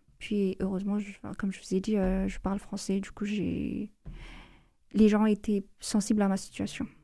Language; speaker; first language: French; non-native, fluent; Amharic